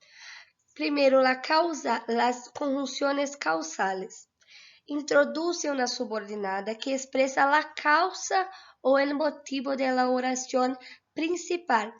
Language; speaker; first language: Spanish; non-native, fluent; Portuguese